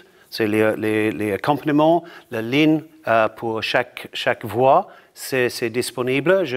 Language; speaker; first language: French; non-native, learner; English